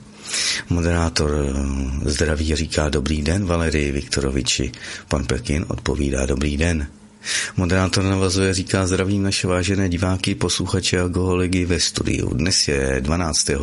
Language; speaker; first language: Czech; native; Czech